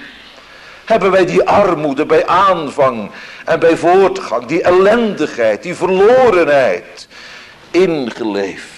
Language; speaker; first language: Dutch; native; Dutch